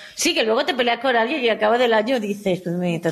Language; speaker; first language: Spanish; native; Spanish